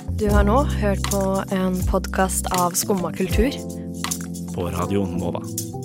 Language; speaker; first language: Norwegian; native; Norwegian